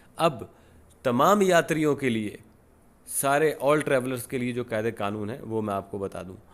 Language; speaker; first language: Hindi; native; Hindi